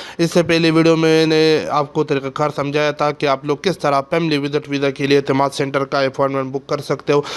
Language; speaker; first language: Urdu; non-native, local second language; Pashto